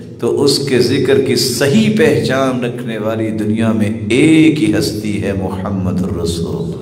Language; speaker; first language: Urdu; non-native, local second language; Punjabi